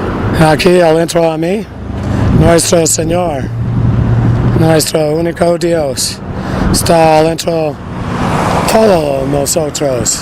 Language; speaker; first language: Spanish; non-native, learner; English